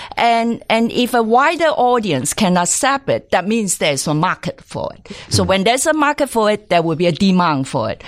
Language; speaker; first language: English; non-native, local second language; Cantonese